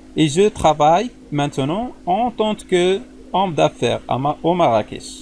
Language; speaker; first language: French; non-native, local second language; Arabic